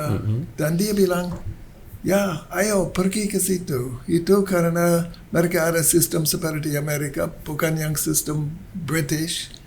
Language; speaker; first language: Indonesian; non-native, learner; English